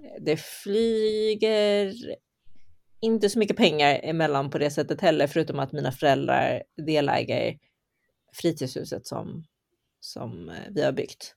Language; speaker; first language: Swedish; early bilingual, other home language; Chinese